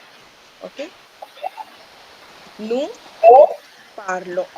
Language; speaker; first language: French; non-native, fluent; Hindi